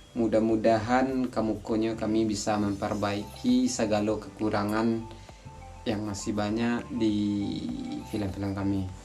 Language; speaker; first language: Indonesian; non-native, local second language; Minangkabau